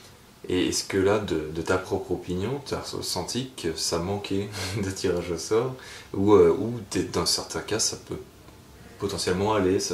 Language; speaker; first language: French; native; French